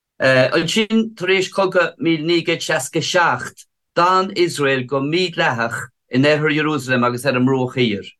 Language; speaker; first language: Irish; native; Irish